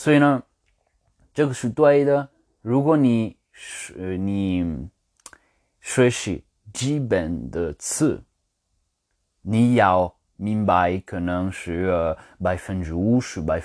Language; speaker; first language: Chinese; non-native, learner; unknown